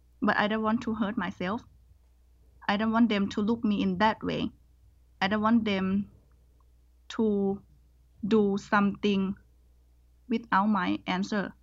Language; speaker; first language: English; non-native, learner; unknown